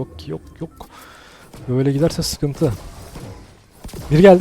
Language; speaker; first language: Turkish; native; Turkish